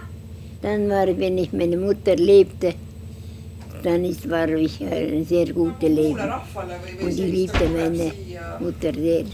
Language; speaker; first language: German; non-native, learner; Estonian